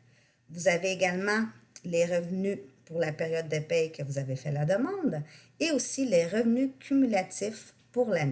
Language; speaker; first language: French; native; French